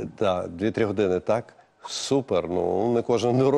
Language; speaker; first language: Ukrainian; native; Ukrainian